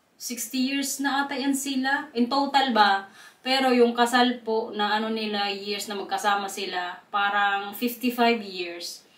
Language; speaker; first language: Filipino; non-native, local second language; Waray